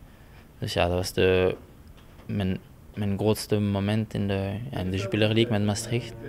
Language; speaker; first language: Dutch; non-native, fluent; French